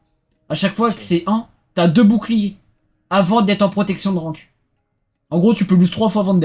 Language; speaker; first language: French; native; French